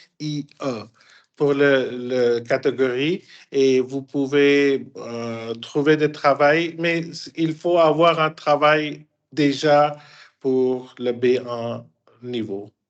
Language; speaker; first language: French; non-native, fluent; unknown